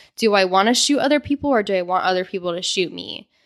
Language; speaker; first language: English; native; English